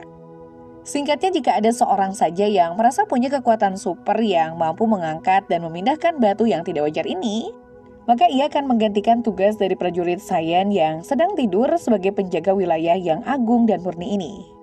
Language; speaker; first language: Indonesian; native; Indonesian